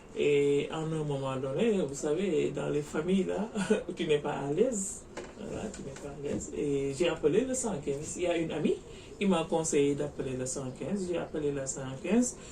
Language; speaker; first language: French; non-native, local second language; Wolof